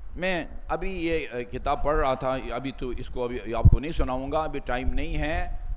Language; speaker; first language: Urdu; non-native, local second language; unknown